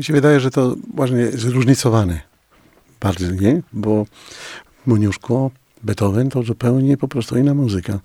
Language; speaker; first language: Polish; non-native, fluent; Spanish